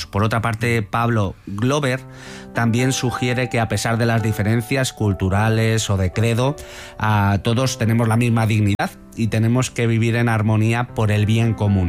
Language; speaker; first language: Spanish; native; Spanish